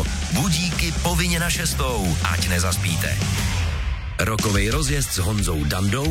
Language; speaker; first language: Czech; native; Czech